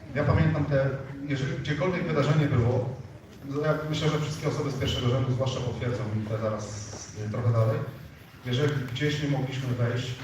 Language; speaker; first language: Polish; native; Polish